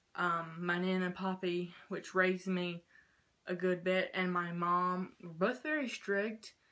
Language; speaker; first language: English; native; English